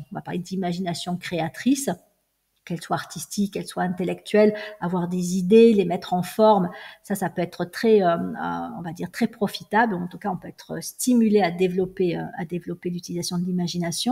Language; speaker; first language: French; native; French